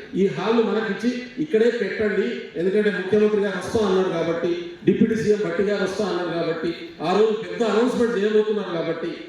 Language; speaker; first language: Telugu; non-native, local second language; Lambadi